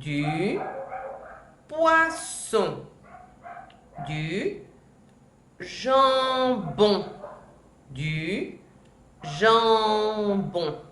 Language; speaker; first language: French; non-native, fluent; Spanish